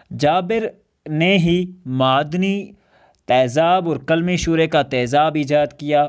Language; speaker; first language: Urdu; non-native, local second language; Kashmiri